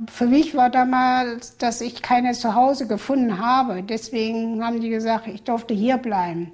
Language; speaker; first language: German; early bilingual, other home language; Vietnamese